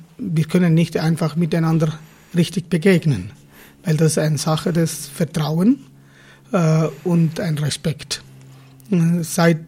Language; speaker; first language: German; non-native, fluent; Tamil